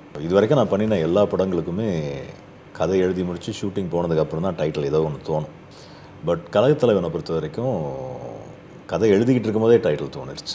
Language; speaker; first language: Tamil; native; Tamil